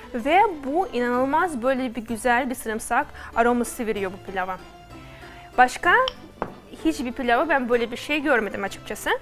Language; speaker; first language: Turkish; non-native, fluent; Russian